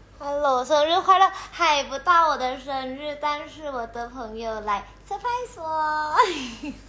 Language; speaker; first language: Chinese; non-native, learner; Thai